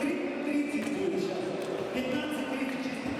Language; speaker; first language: Russian; native; Russian